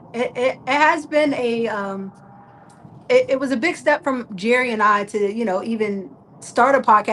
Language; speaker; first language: English; native; English